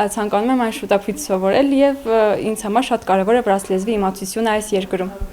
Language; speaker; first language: Armenian; native; Armenian